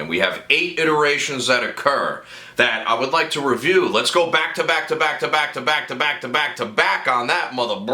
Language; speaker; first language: English; native; English